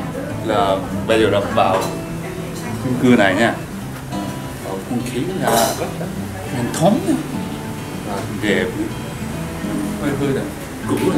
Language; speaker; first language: Vietnamese; non-native, learner; Japanese